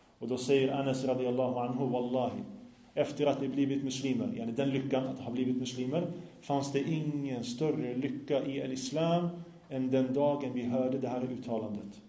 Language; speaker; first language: Swedish; non-native, fluent; Arabic